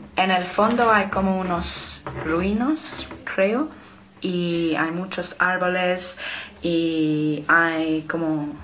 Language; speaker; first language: Spanish; non-native, fluent; English